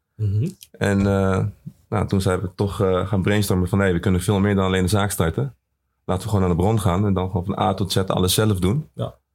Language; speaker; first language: Dutch; early bilingual, other home language; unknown